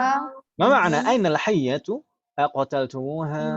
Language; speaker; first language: Arabic; non-native, fluent; Indonesian